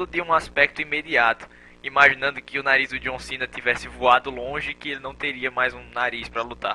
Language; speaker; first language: Portuguese; native; Portuguese